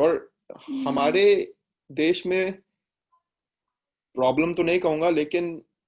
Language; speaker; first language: Hindi; native; Hindi